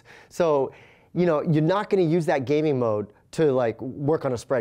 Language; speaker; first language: English; native; English